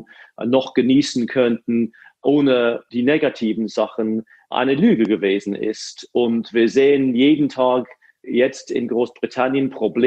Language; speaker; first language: German; non-native, fluent; English